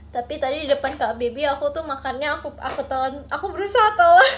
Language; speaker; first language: Indonesian; native; Indonesian